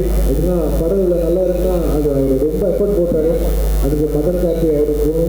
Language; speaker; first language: Tamil; non-native, local second language; Telugu